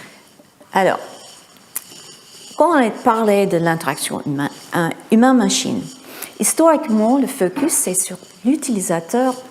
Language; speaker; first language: French; non-native, fluent; English